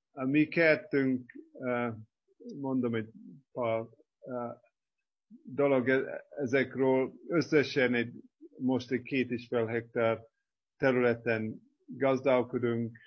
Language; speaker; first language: Hungarian; non-native, fluent; English